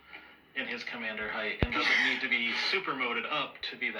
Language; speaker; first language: English; native; English